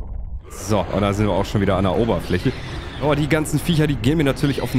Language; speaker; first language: German; native; German